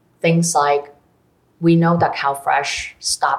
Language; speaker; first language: English; non-native, local second language; Cantonese